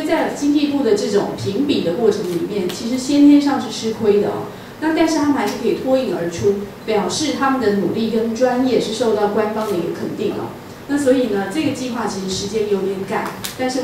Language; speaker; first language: Chinese; native; Chinese